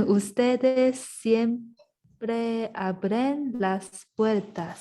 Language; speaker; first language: Spanish; non-native, learner; English